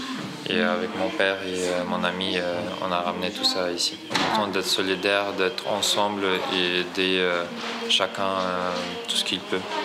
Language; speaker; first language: French; non-native, fluent; Ukrainian